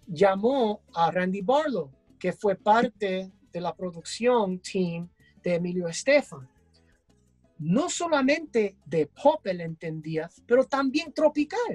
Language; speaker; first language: Spanish; early bilingual, heritage; English